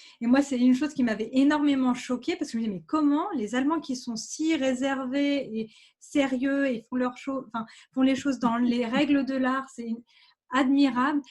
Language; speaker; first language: French; native; French